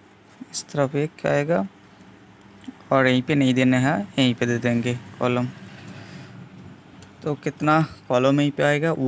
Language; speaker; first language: Hindi; non-native, local second language; Bangla